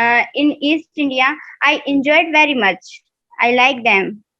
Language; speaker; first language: English; non-native, learner; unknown